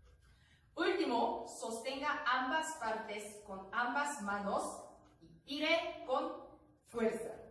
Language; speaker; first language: Spanish; non-native, learner; Korean